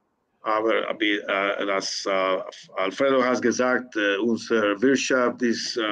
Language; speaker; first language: German; non-native, learner; Spanish